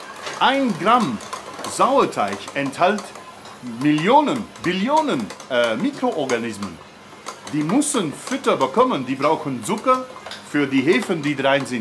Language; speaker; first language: German; non-native, fluent; Dutch